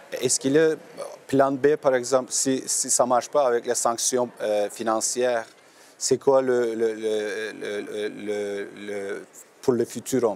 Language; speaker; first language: French; non-native, learner; Turkish